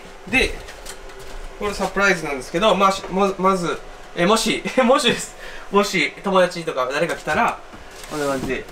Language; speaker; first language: Japanese; native; Japanese